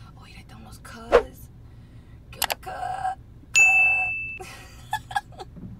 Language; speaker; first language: Spanish; early bilingual, heritage; Spanish